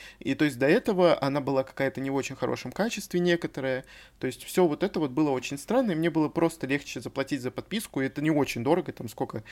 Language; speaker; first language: Russian; native; Russian